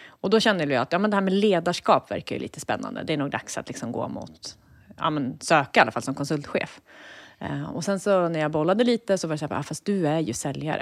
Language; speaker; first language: Swedish; native; Swedish